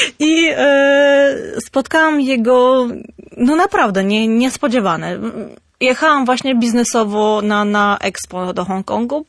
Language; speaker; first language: Polish; non-native, fluent; Armenian